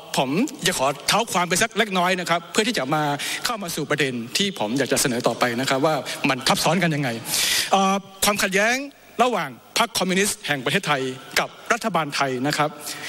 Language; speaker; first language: Thai; non-native, local second language; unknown